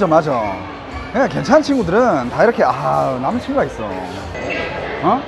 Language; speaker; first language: Korean; native; Korean